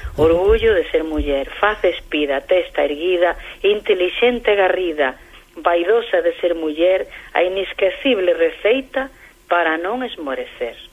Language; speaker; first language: Galician; early bilingual, heritage; Galician